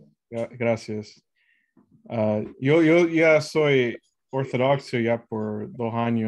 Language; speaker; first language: Spanish; non-native, learner; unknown